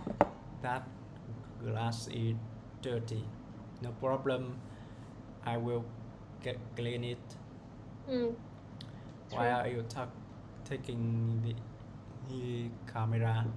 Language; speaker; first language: English; non-native, learner; Vietnamese